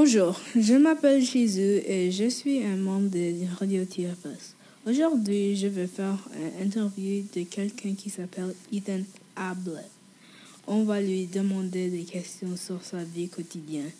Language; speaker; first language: French; non-native, fluent; English